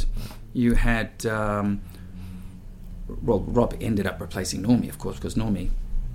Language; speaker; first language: English; native; English